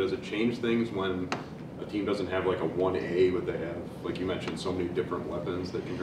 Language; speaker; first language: English; native; English